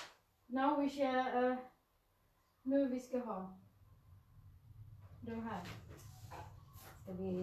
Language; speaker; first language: Swedish; non-native, learner; Cebuano